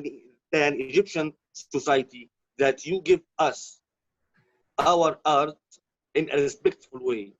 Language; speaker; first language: English; non-native, learner; Arabic